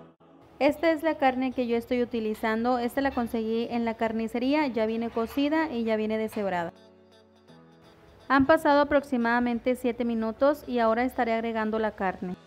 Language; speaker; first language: Spanish; native; Spanish